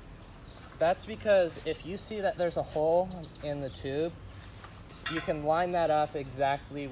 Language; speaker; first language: English; native; English